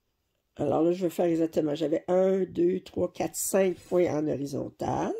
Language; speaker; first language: French; native; French